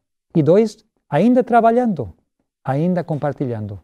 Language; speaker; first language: Portuguese; non-native, learner; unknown